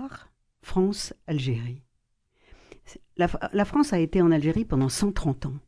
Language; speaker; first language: French; native; French